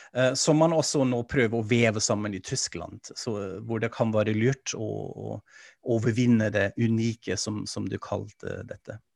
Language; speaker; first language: Norwegian; non-native, fluent; German